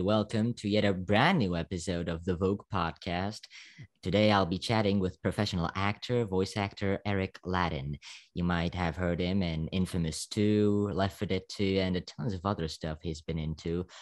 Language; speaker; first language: English; non-native, fluent; Slovak